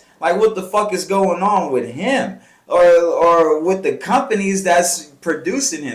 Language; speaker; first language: English; native; English